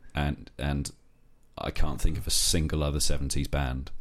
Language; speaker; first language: English; native; English